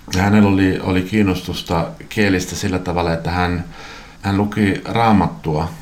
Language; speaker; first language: Finnish; non-native, local second language; Swedish